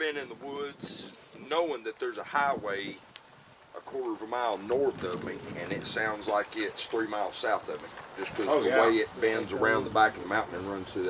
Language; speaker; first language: English; native; English